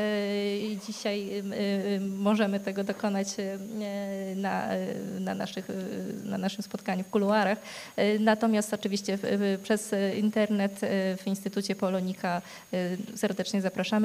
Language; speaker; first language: Polish; native; Polish